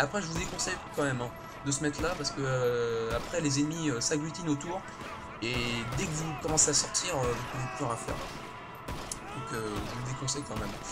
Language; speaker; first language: French; native; French